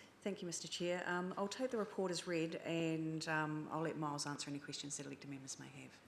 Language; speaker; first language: English; native; English